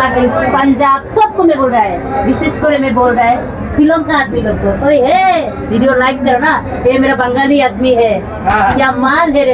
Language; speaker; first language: Hindi; non-native, local second language; Bangla